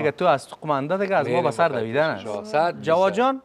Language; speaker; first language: Persian; native; Persian